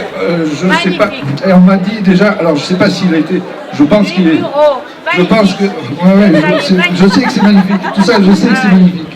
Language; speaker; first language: French; native; French